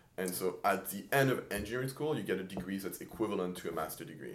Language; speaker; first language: English; early bilingual, other home language; French